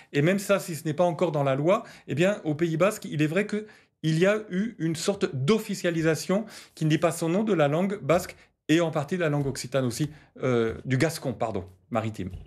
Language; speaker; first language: French; native; French